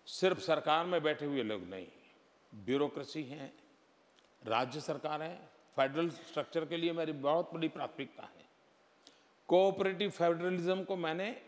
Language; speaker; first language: Hindi; non-native, local second language; Gujarati